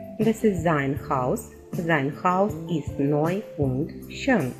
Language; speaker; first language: German; non-native, fluent; Ukrainian